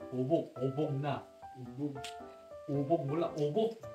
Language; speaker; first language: Korean; native; Korean